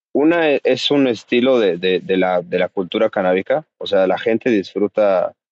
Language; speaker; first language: Spanish; native; Spanish